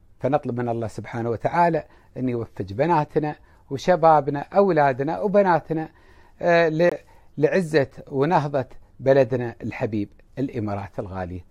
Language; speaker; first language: Arabic; native; Arabic